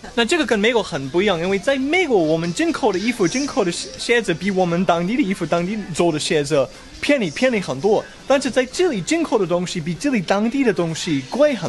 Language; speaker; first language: Chinese; non-native, fluent; English